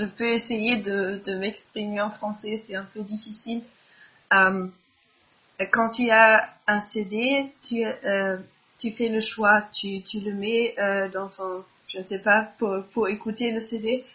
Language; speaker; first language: French; non-native, learner; German